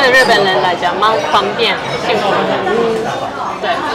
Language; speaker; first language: Chinese; non-native, fluent; Japanese